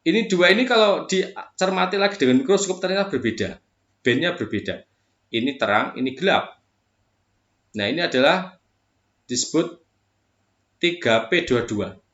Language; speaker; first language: Indonesian; native; Indonesian